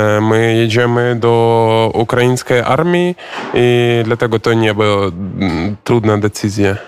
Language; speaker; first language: Polish; non-native, learner; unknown